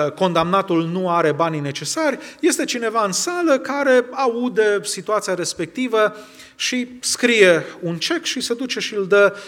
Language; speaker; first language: Romanian; native; Romanian